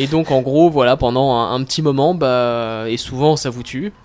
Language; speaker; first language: French; native; French